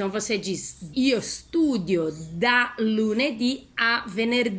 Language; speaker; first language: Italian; non-native, fluent; Portuguese